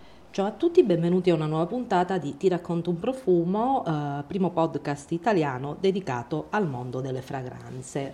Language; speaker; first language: Italian; native; Italian